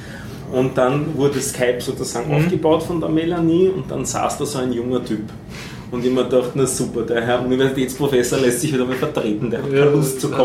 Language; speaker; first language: German; native; German